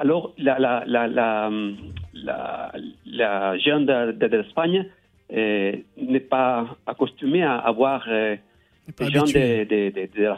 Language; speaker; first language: French; non-native, learner; Spanish